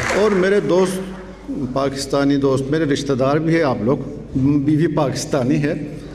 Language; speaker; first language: Urdu; non-native, fluent; Turkish